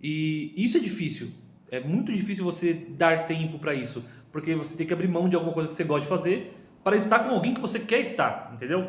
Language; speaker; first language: Portuguese; native; Portuguese